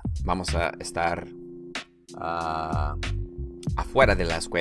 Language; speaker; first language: Spanish; early bilingual, heritage; Spanish